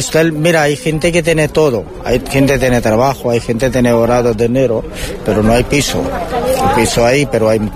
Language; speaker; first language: Spanish; non-native, learner; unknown